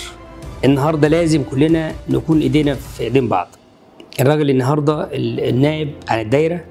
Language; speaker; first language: Arabic; native; Arabic